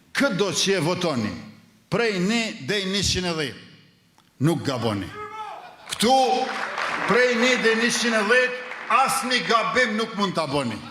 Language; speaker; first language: Albanian; native; Albanian